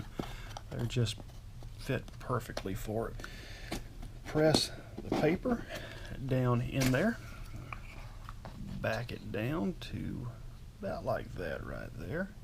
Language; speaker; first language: English; native; English